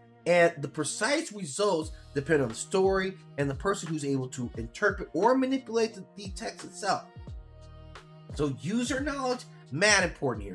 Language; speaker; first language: English; native; English